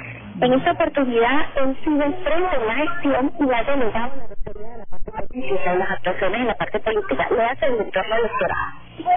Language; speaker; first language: Spanish; native; Spanish